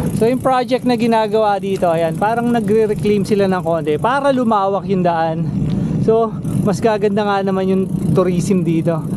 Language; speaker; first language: Filipino; non-native, local second language; Pampanga